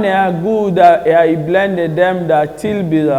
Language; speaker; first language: Swedish; non-native, fluent; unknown